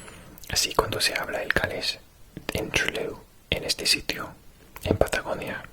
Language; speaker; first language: Spanish; non-native, fluent; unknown